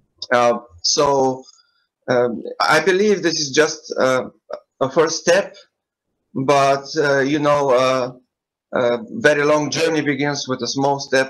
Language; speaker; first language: English; non-native, fluent; Bulgarian